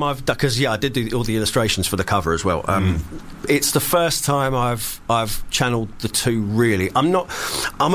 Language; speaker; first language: English; native; English